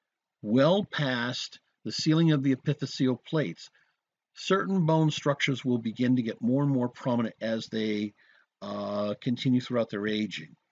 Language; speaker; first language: English; native; English